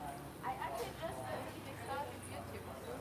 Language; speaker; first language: English; non-native, fluent; French